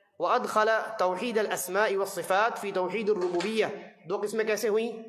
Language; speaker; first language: Urdu; native; Urdu